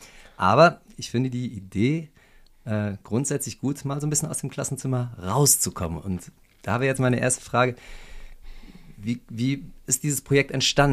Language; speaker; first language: German; native; German